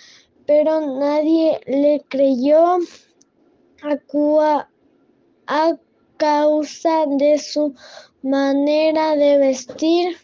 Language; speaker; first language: Spanish; non-native, learner; French